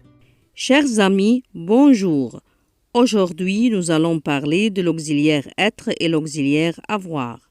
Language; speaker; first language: French; non-native, fluent; Arabic